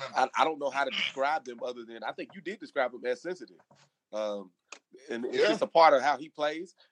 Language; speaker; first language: English; native; English